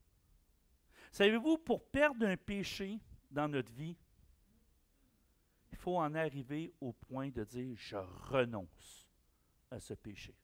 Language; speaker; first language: French; native; French